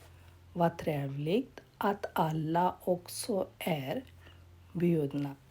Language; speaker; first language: Swedish; non-native, fluent; Urdu